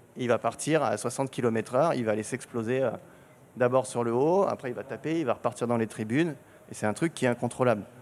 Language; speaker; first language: French; native; French